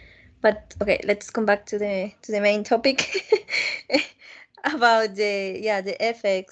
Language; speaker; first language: English; non-native, fluent; Spanish